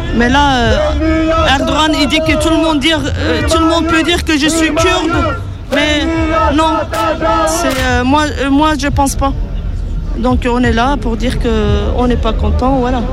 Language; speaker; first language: French; non-native, fluent; Kurdish